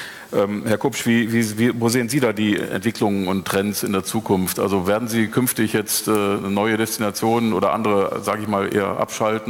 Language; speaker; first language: German; native; German